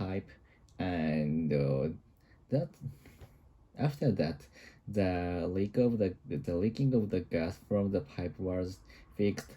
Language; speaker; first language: English; non-native, learner; Japanese